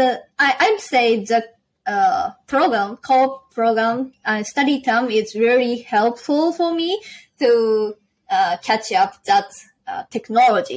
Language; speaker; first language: English; non-native, learner; Japanese